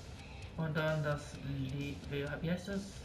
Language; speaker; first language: German; native; German